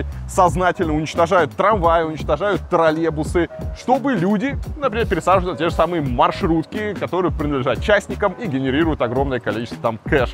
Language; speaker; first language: Russian; native; Russian